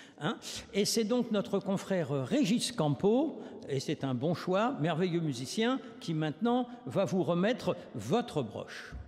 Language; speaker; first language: French; native; French